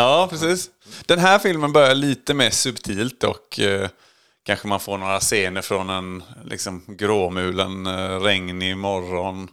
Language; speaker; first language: Swedish; native; Swedish